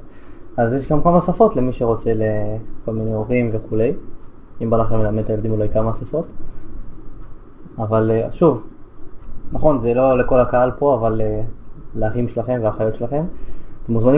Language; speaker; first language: Hebrew; native; Hebrew